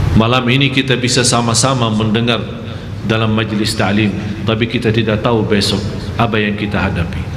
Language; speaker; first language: Malay; non-native, fluent; Arabic